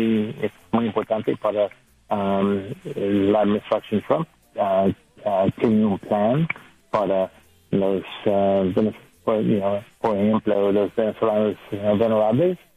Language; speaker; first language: Spanish; non-native, learner; English